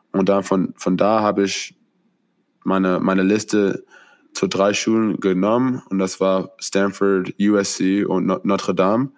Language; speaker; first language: German; non-native, fluent; English